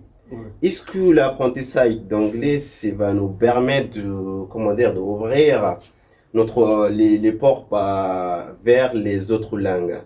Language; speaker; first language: French; non-native, local second language; Arabic